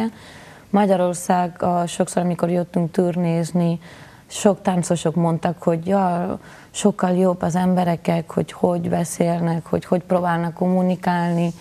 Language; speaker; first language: Hungarian; non-native, fluent; Spanish